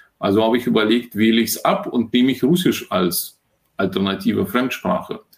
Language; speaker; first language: German; early bilingual, other home language; Russian